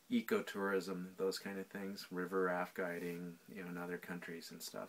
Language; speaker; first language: English; native; English